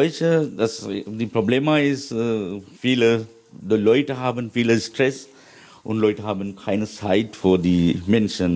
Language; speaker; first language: German; non-native, learner; Sinhala